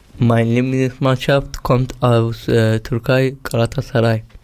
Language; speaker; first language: German; non-native, learner; Turkish